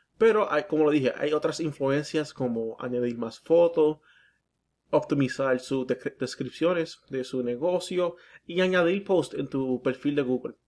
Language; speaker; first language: Spanish; early bilingual, heritage; Spanish